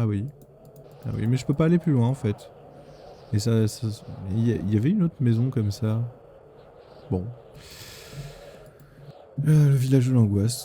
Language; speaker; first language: French; native; French